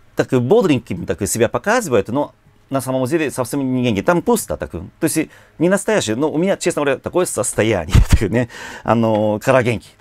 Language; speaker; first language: Russian; non-native, fluent; Japanese